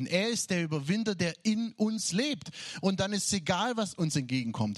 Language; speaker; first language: German; native; German